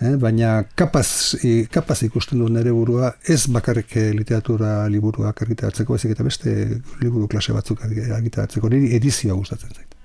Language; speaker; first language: Basque; non-native, local second language; Spanish